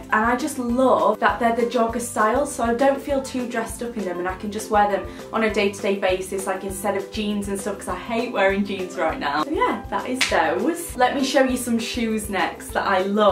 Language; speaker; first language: English; native; English